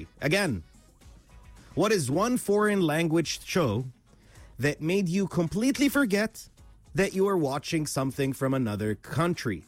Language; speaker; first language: English; non-native, local second language; Arabic